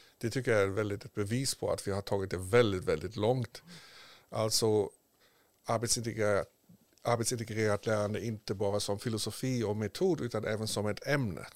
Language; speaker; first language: Swedish; native; Swedish